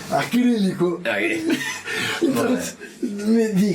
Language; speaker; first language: Spanish; non-native, learner; Portuguese